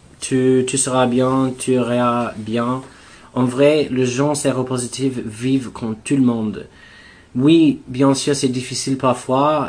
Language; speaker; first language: French; non-native, learner; English